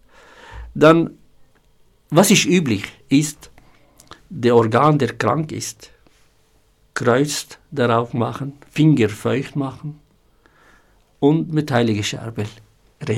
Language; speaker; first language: German; non-native, fluent; Arabic